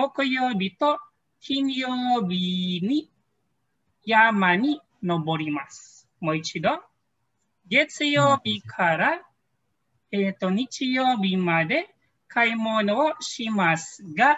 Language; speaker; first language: Japanese; non-native, fluent; Filipino